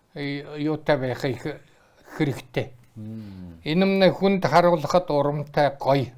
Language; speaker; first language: Mongolian; non-native, local second language; Buriat